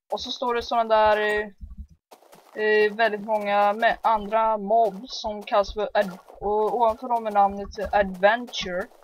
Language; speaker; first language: Swedish; early bilingual, heritage; Swedish